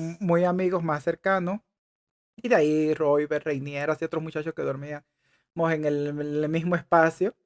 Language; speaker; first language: Spanish; native; Spanish